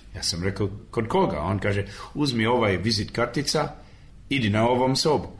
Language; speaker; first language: Serbian; early bilingual, other home language; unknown